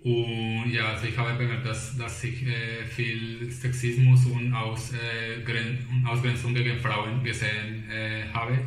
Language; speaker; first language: German; non-native, fluent; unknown